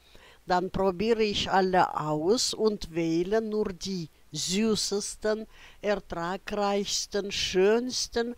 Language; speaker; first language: German; non-native, fluent; Russian